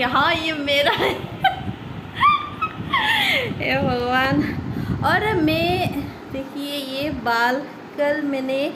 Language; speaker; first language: Hindi; non-native, local second language; Assamese